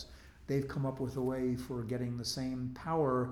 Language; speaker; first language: English; native; English